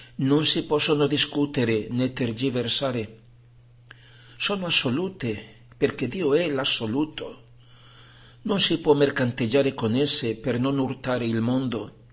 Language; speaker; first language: Italian; non-native, fluent; Spanish